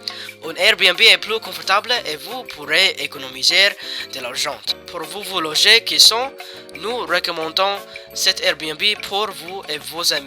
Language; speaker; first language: French; non-native, learner; English